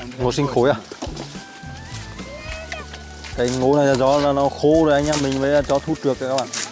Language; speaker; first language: Vietnamese; native; Vietnamese